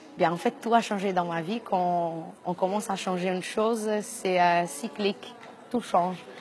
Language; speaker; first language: French; non-native, fluent; Portuguese